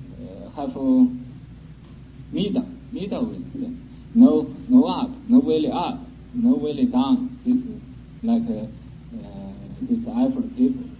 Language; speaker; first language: English; non-native, learner; Chinese